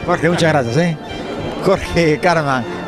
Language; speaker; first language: Spanish; native; Spanish